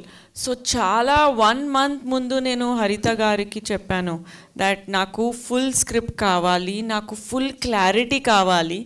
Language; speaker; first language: Telugu; non-native, learner; Hindi